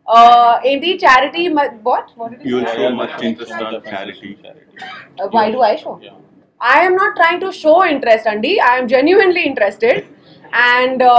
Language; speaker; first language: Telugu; non-native, local second language; Hindi